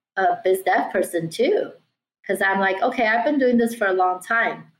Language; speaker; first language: English; early bilingual, other home language; Chinese